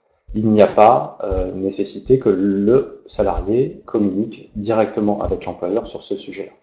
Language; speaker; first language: French; native; French